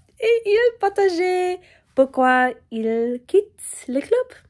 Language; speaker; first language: French; non-native, learner; English